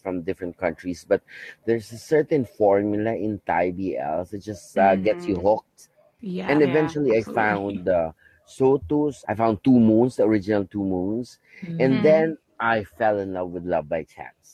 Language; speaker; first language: English; non-native, local second language; Filipino